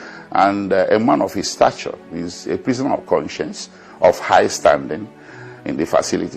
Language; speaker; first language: English; non-native, local second language; Igbo